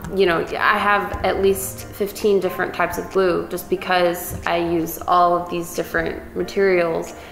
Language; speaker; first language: English; native; English